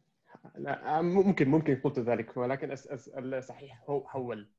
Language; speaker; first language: Arabic; non-native, learner; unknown